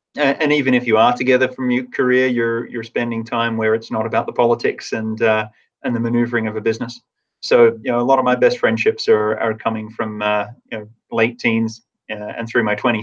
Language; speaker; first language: English; native; English